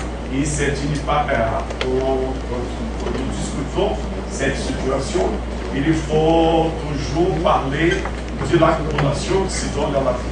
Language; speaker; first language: French; non-native, fluent; Portuguese